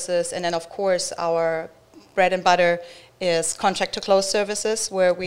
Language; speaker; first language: English; non-native, fluent; German